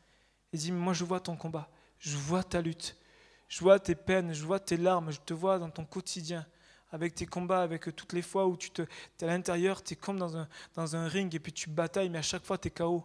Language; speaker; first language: French; native; French